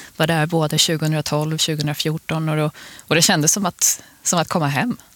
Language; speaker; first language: Swedish; early bilingual, other home language; Persian